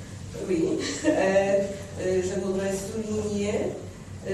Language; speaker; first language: French; non-native, fluent; Polish